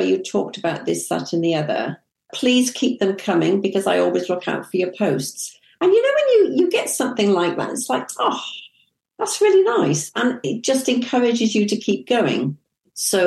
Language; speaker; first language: English; native; English